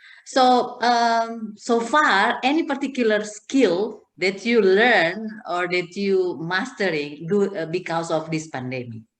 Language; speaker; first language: English; non-native, fluent; Indonesian